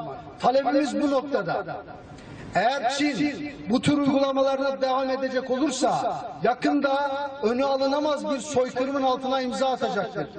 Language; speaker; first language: Turkish; native; Turkish